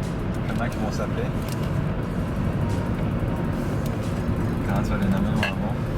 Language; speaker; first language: French; native; French